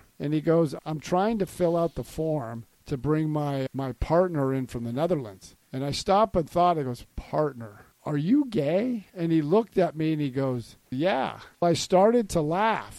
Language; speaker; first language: English; native; English